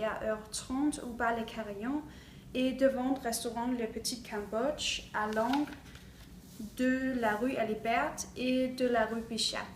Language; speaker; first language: French; non-native, learner; Danish